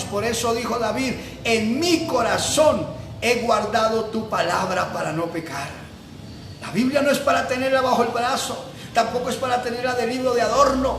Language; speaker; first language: Spanish; native; Spanish